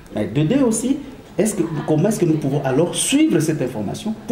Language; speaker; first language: French; non-native, local second language; Swahili